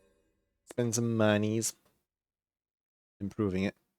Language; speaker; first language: English; native; English